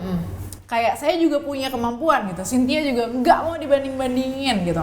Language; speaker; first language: Indonesian; native; Indonesian